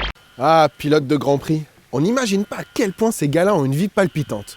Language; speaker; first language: French; native; French